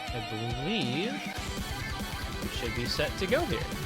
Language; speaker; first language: English; native; English